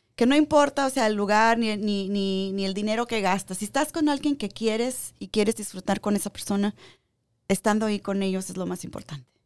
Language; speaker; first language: Spanish; early bilingual, heritage; Spanish